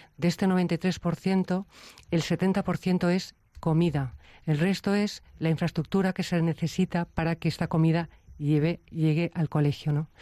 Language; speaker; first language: Spanish; native; Spanish